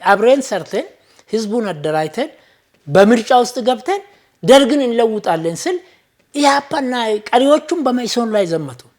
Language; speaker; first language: Amharic; non-native, local second language; Oromo